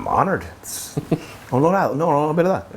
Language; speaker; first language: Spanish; non-native, learner; English